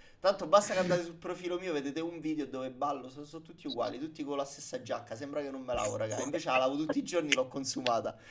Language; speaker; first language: Italian; native; Italian